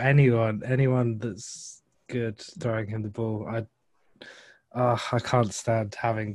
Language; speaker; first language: English; native; English